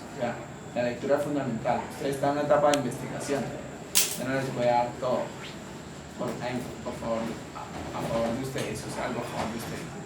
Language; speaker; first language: Spanish; native; Spanish